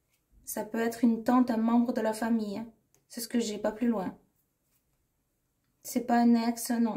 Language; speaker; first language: French; native; French